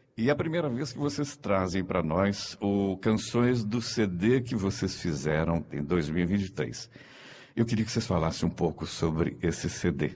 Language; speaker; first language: Portuguese; native; Portuguese